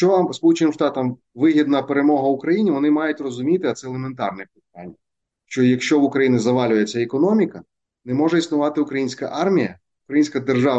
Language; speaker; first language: Ukrainian; native; Ukrainian